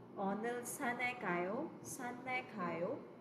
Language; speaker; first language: Korean; non-native, fluent; Filipino